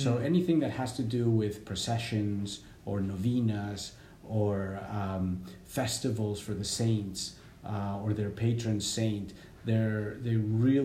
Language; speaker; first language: English; native; English